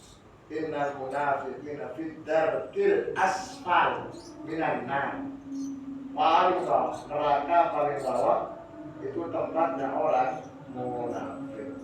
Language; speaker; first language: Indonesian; non-native, local second language; Javanese